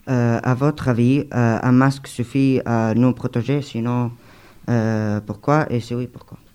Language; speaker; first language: French; non-native, learner; Arabic